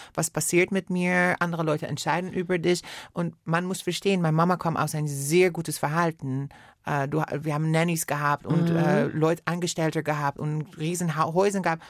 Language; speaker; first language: German; non-native, fluent; Persian